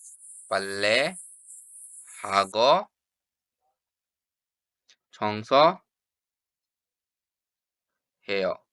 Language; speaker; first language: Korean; non-native, fluent; Urdu